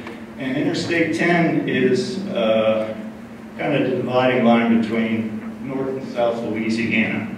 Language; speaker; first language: English; native; English